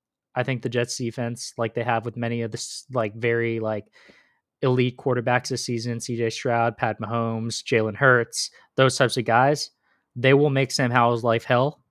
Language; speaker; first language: English; native; English